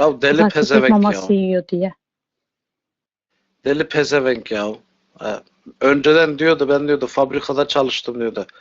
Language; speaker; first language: Turkish; native; Turkish